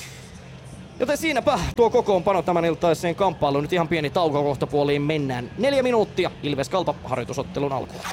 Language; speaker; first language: Finnish; native; Finnish